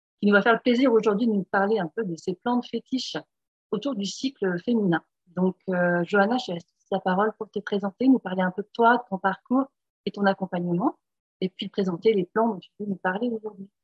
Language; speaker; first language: French; native; French